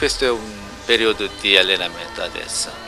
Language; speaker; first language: Italian; non-native, learner; Korean